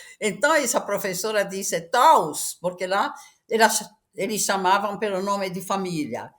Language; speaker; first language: Portuguese; non-native, fluent; Venetian